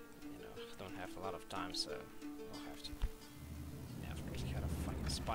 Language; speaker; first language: English; native; English